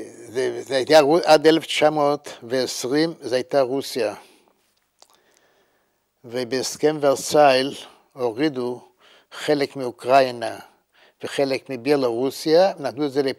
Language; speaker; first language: Hebrew; non-native, fluent; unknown